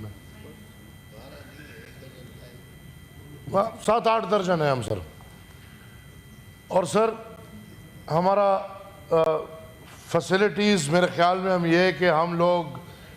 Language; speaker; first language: Urdu; non-native, local second language; Pashto